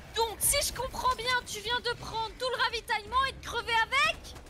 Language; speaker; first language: French; native; French